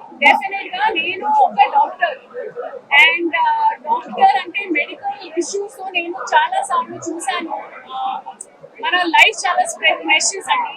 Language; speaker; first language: Telugu; non-native, learner; Hindi